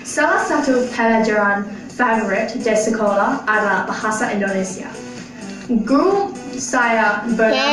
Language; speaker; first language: Indonesian; non-native, learner; Ukrainian